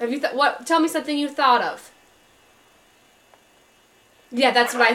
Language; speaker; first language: English; native; English